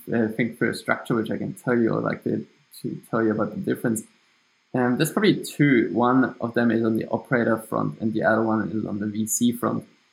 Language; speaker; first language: English; non-native, fluent; German